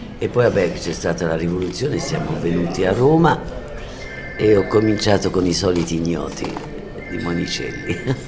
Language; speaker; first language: Italian; non-native, fluent; French